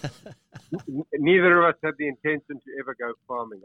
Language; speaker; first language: English; native; English